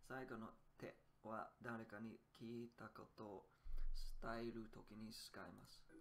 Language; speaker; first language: Japanese; non-native, learner; English